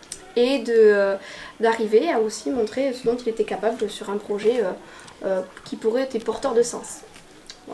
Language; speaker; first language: French; native; French